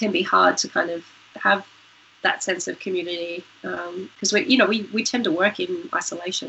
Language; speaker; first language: English; native; English